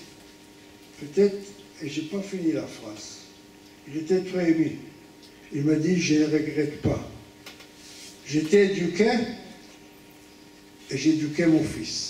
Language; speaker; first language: French; non-native, fluent; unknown